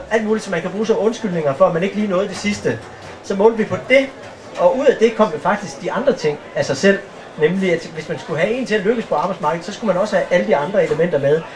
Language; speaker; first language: Danish; native; Danish